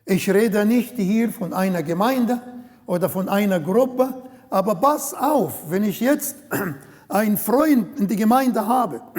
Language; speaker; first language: German; non-native, learner; Arabic